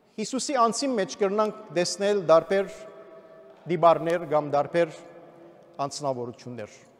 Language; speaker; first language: Armenian; early bilingual, heritage; Armenian